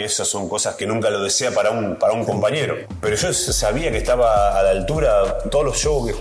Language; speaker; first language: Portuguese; non-native, learner; Spanish